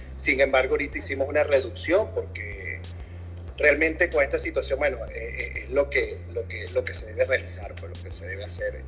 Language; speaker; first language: Spanish; native; Spanish